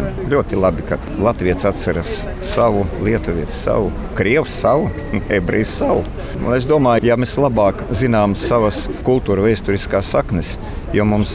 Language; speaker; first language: Latvian; non-native, local second language; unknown